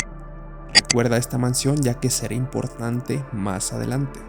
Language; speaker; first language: Spanish; native; Spanish